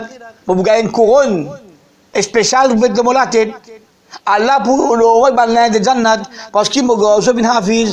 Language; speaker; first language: French; non-native, learner; Morisyen